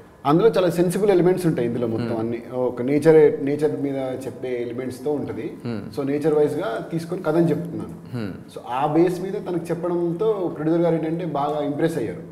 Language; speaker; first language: Telugu; native; Telugu